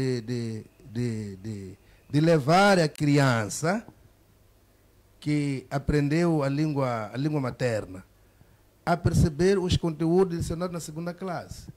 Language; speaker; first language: Portuguese; native; Portuguese